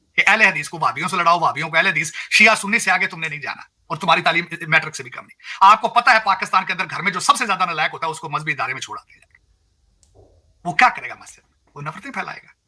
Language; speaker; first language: Urdu; non-native, local second language; Punjabi